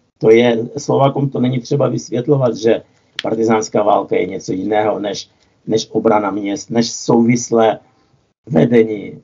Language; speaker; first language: Czech; non-native, fluent; Russian